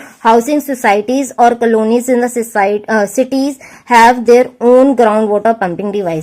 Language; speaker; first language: Hindi; native; Hindi